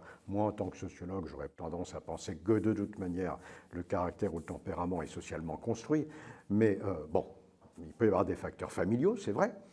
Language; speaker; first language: French; native; French